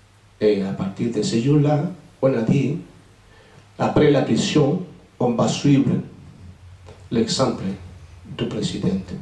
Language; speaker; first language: French; non-native, fluent; Spanish